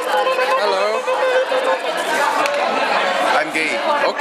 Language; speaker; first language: English; non-native, fluent; Indonesian